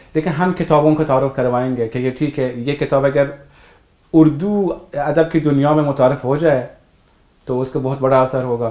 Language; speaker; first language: Urdu; non-native, fluent; Persian